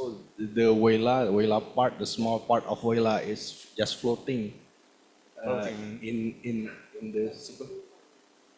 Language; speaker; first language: English; non-native, learner; Indonesian